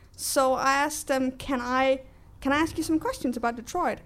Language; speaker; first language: English; non-native, fluent; Danish